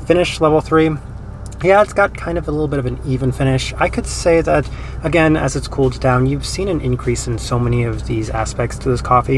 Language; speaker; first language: English; native; English